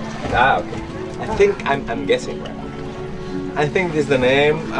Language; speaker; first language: English; non-native, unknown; Indonesian